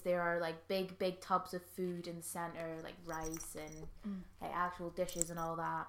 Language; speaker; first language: English; native; English